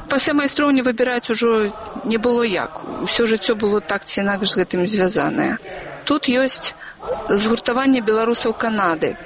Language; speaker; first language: Belarusian; non-native, local second language; Russian